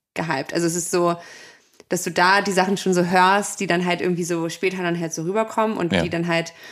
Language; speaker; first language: German; native; German